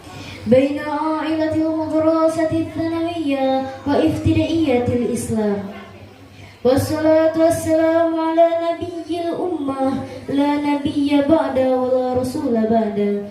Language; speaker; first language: Arabic; non-native, learner; Indonesian